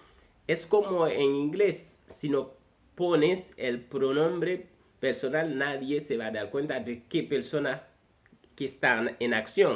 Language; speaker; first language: Spanish; non-native, fluent; Haitian Creole